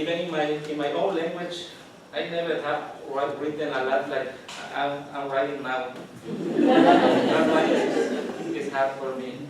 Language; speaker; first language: English; non-native, learner; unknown